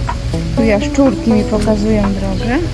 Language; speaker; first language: Polish; native; Polish